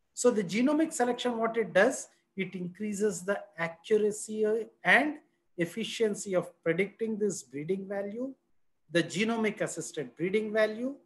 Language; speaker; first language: English; non-native, local second language; Telugu